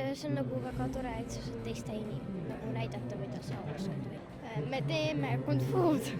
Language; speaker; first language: Estonian; non-native, local second language; Russian